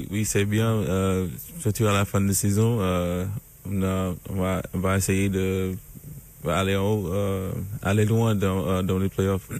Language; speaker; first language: French; non-native, learner; English